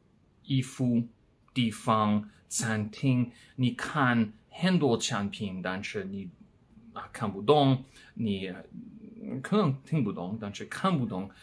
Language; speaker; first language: Chinese; non-native, learner; English